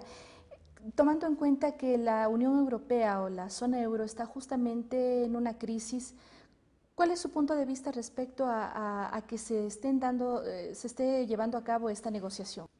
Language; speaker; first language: Spanish; native; Spanish